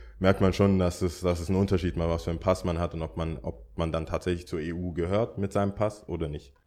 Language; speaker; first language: German; early bilingual, other home language; English